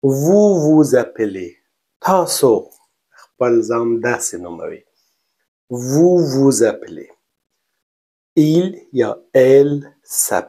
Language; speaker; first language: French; non-native, learner; Pashto